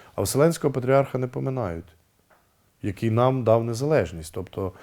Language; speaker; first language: Ukrainian; native; Ukrainian